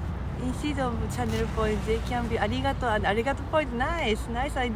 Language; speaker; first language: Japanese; non-native, fluent; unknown